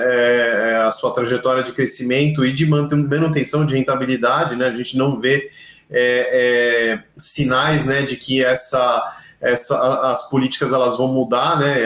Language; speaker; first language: Portuguese; native; Portuguese